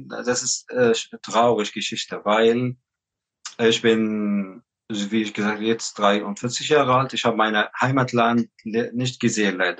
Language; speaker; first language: German; non-native, learner; Arabic